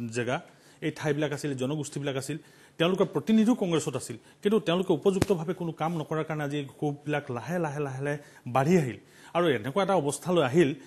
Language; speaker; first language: Assamese; non-native, local second language; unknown